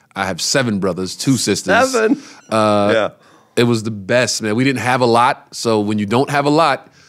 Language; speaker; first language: English; native; English